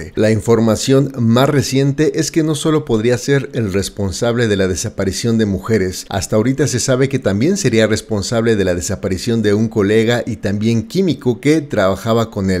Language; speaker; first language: Spanish; native; Spanish